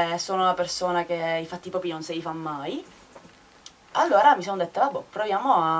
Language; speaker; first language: Italian; native; Italian